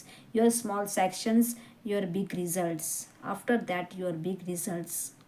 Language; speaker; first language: English; non-native, learner; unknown